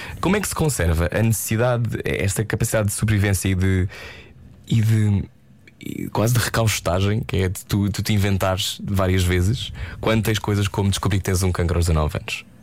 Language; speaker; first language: Portuguese; native; Portuguese